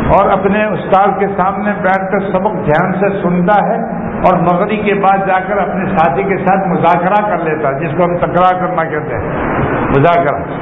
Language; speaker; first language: Urdu; non-native, local second language; Gujarati